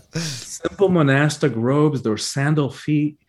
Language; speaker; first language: English; early bilingual, other home language; Spanish